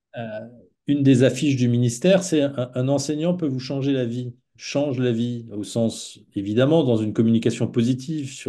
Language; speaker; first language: French; non-native, local second language; Swiss German